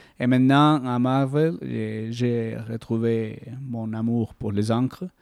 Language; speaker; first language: French; non-native, learner; Spanish